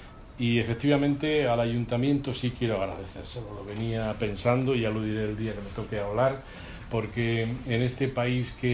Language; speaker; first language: Spanish; native; Spanish